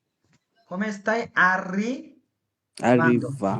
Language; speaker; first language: Italian; non-native, fluent; Bangla